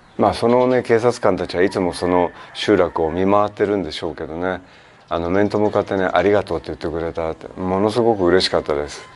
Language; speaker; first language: Japanese; native; Japanese